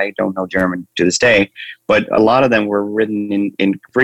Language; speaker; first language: English; non-native, fluent; Swedish